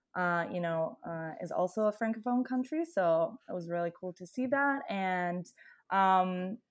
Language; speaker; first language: English; non-native, fluent; Italian